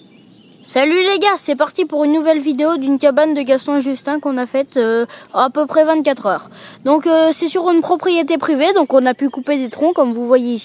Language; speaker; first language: French; native; French